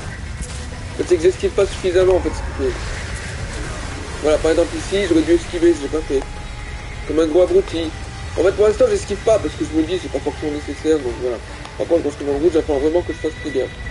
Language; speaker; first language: French; native; French